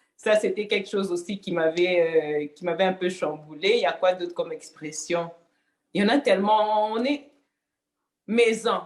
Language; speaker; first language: French; non-native, local second language; Lingala